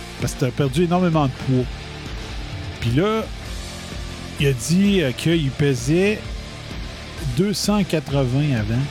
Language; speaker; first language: French; native; French